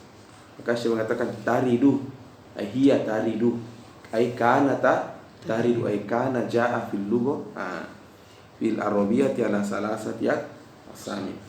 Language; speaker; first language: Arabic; non-native, fluent; Indonesian